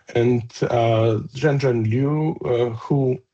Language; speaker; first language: English; non-native, fluent; Polish